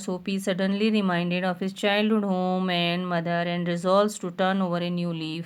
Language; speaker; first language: English; non-native, local second language; Hindi